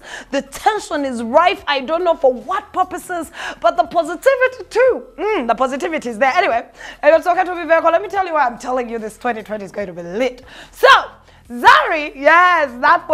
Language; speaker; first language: English; non-native, local second language; Ganda